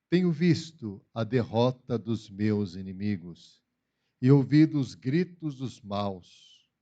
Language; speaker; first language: Portuguese; native; Portuguese